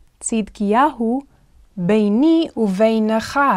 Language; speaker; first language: Hebrew; non-native, fluent; English